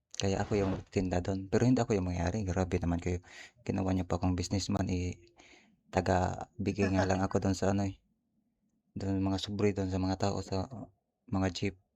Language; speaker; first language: Filipino; native; Filipino